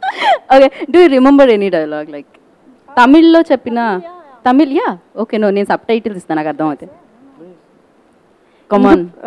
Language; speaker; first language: Telugu; native; Telugu